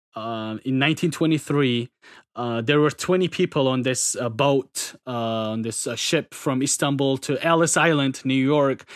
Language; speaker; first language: English; non-native, fluent; Adyghe